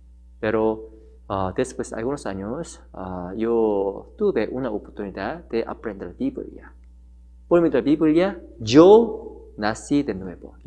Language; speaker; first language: Spanish; non-native, learner; Korean